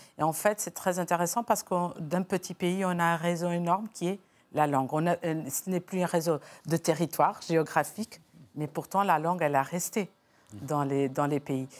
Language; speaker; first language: French; non-native, fluent; Portuguese